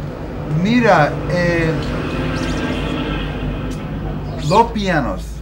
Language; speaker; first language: Spanish; non-native, learner; English